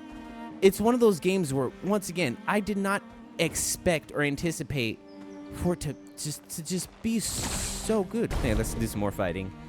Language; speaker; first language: English; native; English